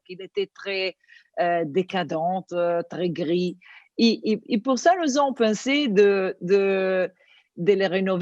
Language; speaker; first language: French; non-native, learner; Italian